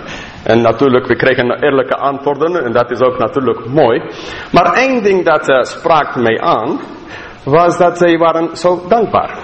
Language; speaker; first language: Dutch; non-native, fluent; English